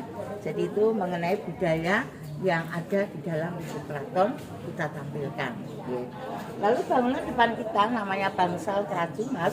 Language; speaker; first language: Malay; non-native, local second language; Javanese